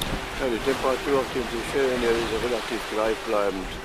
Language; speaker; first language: German; native; German